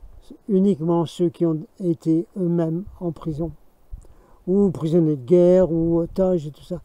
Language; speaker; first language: French; native; French